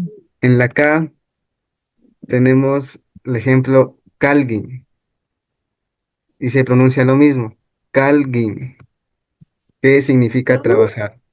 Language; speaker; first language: Spanish; non-native, local second language; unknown